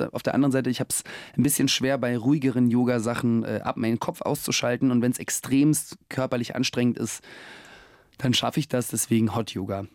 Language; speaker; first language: German; early bilingual, other home language; Russian